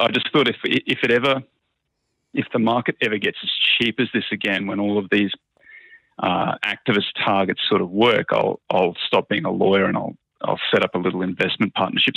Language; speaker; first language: English; native; English